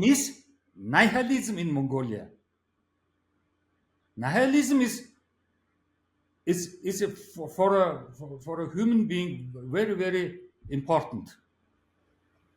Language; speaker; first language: English; non-native, learner; Mongolian